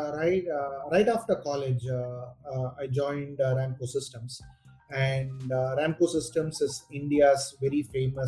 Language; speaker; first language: English; non-native, local second language; Tamil